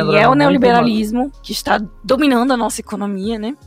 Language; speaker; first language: Portuguese; native; Portuguese